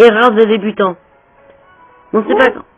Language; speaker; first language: French; native; French